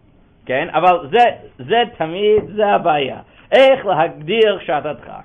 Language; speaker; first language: Hebrew; non-native, fluent; English